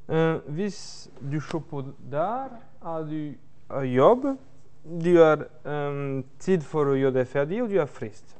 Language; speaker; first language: Norwegian; non-native, learner; French